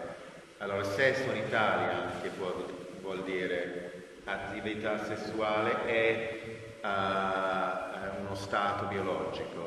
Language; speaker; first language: Italian; non-native, fluent; English